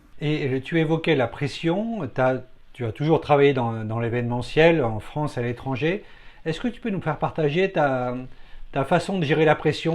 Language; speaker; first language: French; native; French